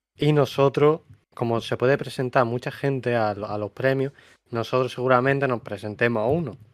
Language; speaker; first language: Spanish; native; Spanish